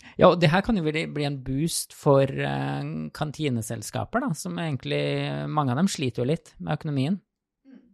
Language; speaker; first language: Norwegian; native; Norwegian